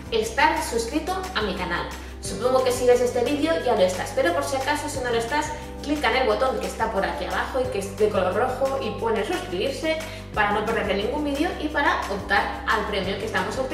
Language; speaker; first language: Spanish; native; Spanish